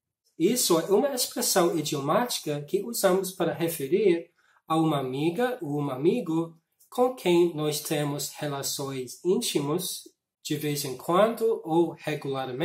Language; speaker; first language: Portuguese; non-native, fluent; English